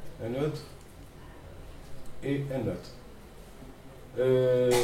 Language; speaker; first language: French; non-native, fluent; Portuguese